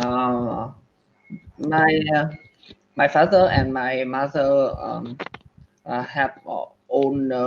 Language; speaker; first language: English; non-native, learner; Vietnamese